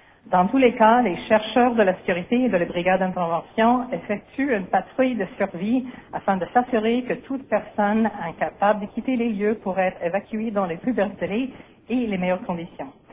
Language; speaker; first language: French; native; French